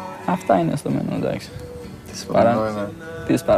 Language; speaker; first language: Greek; non-native, fluent; Albanian